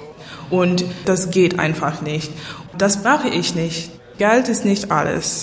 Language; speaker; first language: German; non-native, learner; English